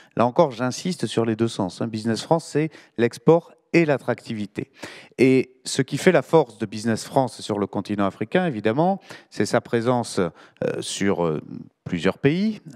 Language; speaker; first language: French; native; French